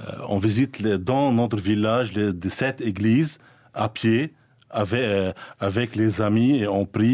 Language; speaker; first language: French; non-native, fluent; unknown